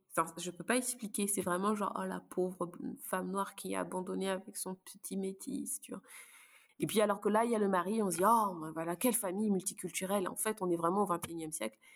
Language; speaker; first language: French; native; French